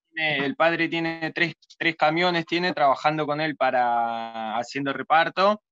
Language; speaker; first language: Spanish; native; Spanish